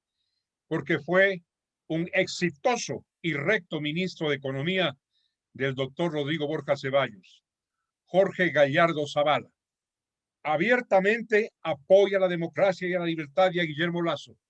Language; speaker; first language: Spanish; native; Spanish